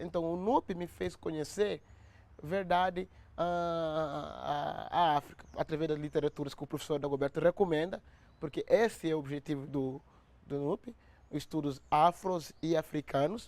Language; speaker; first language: Portuguese; non-native, local second language; Upper Guinea Crioulo